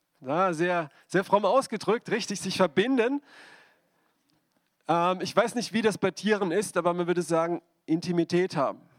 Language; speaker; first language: German; native; German